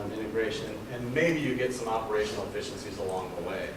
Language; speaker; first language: English; native; English